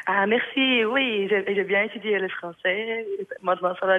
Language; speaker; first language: French; non-native, learner; Portuguese